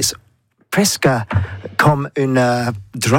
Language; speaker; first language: French; non-native, learner; English